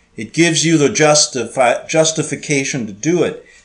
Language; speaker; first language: English; native; English